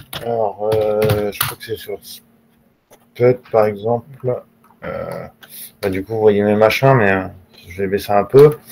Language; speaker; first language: French; native; French